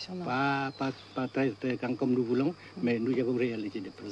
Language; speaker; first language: French; non-native, fluent; Vietnamese